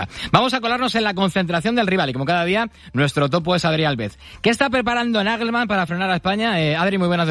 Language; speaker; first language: Spanish; native; Spanish